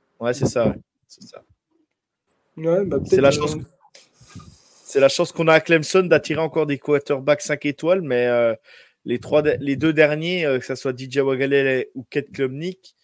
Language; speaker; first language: French; native; French